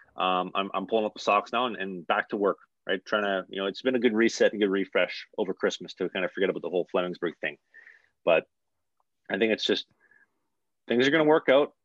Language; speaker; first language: English; native; English